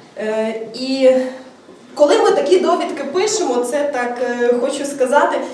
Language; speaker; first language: Ukrainian; native; Ukrainian